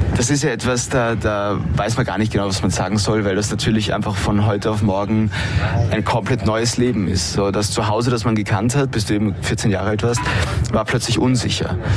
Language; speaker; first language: German; native; German